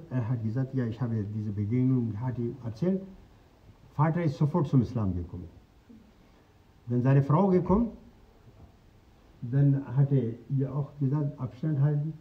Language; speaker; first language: German; non-native, fluent; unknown